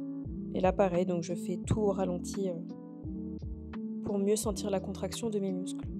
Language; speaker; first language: French; native; French